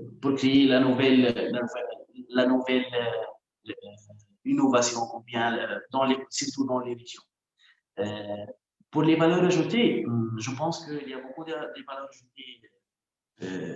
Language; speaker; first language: French; non-native, local second language; Arabic